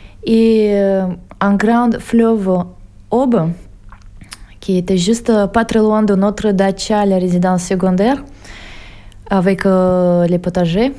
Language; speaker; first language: French; non-native, fluent; Russian